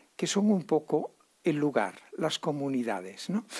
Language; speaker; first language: Spanish; native; Spanish